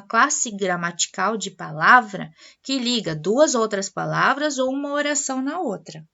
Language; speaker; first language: Portuguese; native; Portuguese